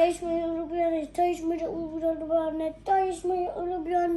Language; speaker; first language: Polish; early bilingual, heritage; Polish